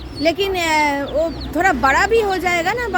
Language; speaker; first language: Hindi; non-native, local second language; Bangla